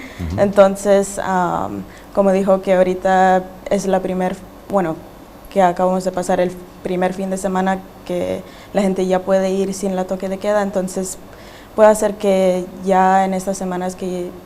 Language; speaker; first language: Spanish; early bilingual, heritage; Spanish